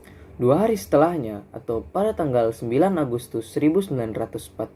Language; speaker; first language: Indonesian; native; Indonesian